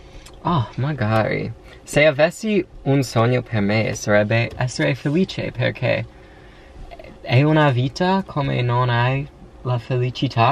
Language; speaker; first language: Italian; non-native, learner; English